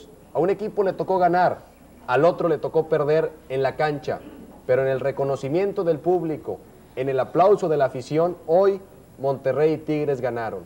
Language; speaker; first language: Spanish; native; Spanish